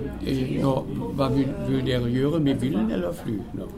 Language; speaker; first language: Norwegian; non-native, learner; German